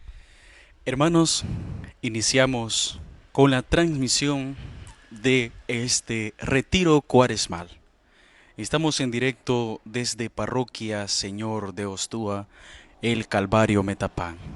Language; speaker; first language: Spanish; native; Spanish